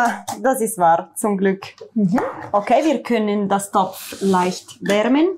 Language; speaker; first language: German; non-native, learner; Italian